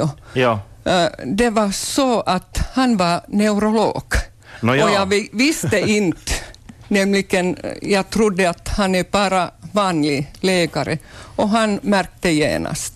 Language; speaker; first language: Swedish; non-native, local second language; Finnish